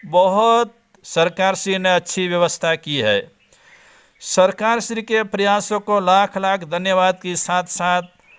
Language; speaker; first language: Hindi; non-native, local second language; Gujarati